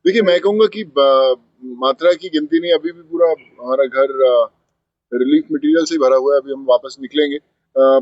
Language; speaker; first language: Hindi; non-native, local second language; Punjabi